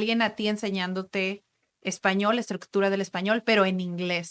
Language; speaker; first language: Spanish; native; Spanish